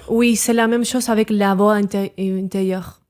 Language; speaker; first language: French; non-native, learner; Spanish